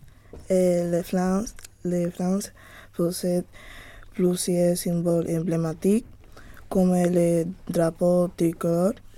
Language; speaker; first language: French; non-native, learner; Spanish